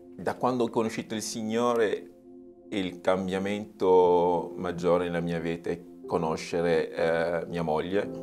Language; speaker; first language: Italian; non-native, fluent; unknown